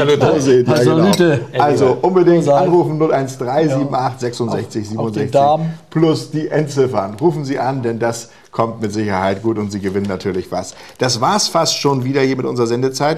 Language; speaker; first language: German; native; German